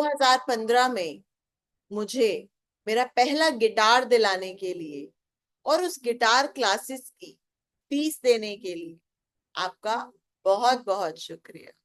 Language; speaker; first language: Hindi; native; Hindi